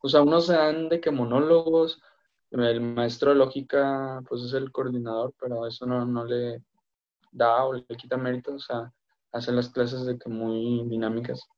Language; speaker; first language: Spanish; native; Spanish